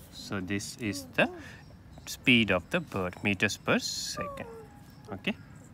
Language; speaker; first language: English; non-native, local second language; Tamil